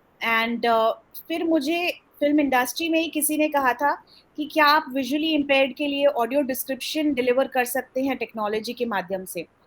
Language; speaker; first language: Hindi; early bilingual, heritage; Hindi